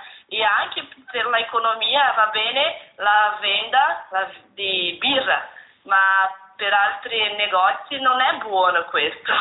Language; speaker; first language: Italian; non-native, learner; Portuguese